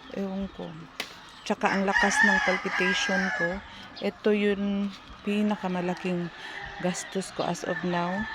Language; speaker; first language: Filipino; non-native, local second language; Cebuano